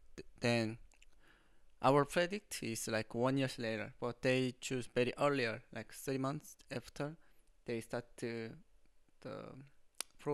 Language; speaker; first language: English; non-native, learner; Korean